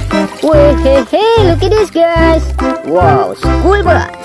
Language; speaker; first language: English; non-native, learner; Indonesian